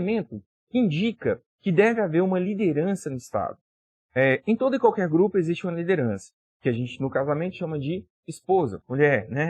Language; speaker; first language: Portuguese; native; Portuguese